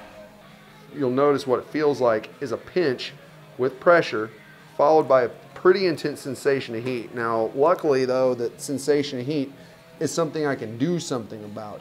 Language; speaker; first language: English; native; English